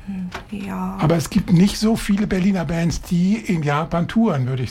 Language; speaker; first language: German; native; German